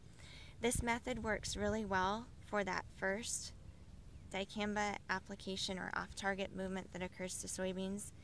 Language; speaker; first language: English; native; English